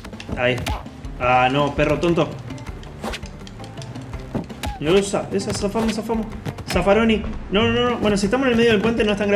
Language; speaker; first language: Spanish; native; Spanish